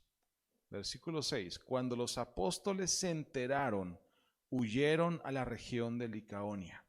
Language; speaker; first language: Spanish; native; Spanish